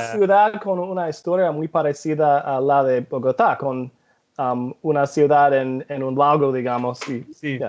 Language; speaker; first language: Spanish; non-native, fluent; English